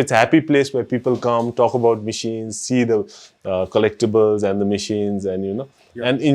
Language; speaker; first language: English; non-native, local second language; Nepali